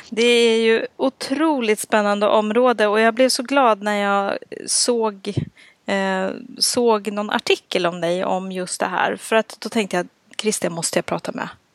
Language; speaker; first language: Swedish; native; Swedish